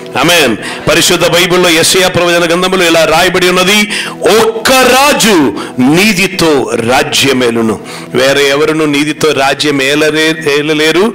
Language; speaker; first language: Telugu; non-native, fluent; Malayalam